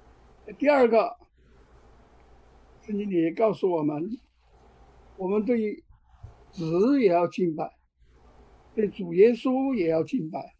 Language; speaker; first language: Chinese; native; Chinese